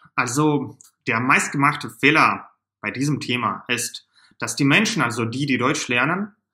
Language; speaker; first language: German; non-native, fluent; Russian